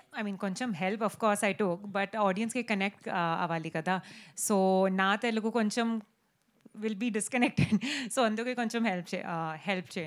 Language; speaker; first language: Telugu; non-native, learner; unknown